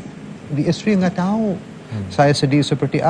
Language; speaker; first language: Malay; non-native, fluent; English